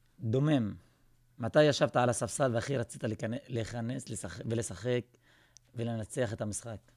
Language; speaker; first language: Hebrew; non-native, local second language; Arabic